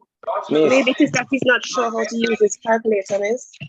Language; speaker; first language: English; native; English